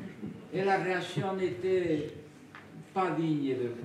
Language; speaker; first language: French; non-native, fluent; Spanish